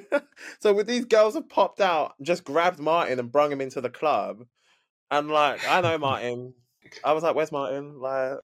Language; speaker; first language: English; native; English